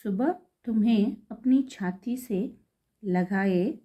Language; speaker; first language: Hindi; non-native, local second language; Kannada